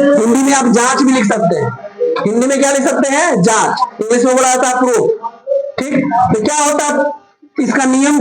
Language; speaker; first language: Hindi; native; Hindi